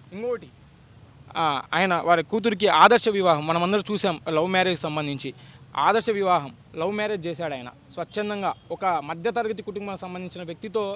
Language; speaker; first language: Telugu; native; Telugu